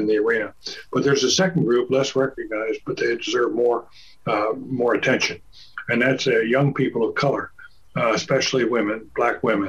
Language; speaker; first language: English; native; English